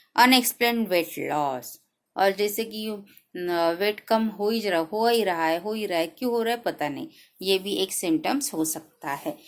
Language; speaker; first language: Hindi; non-native, local second language; Marathi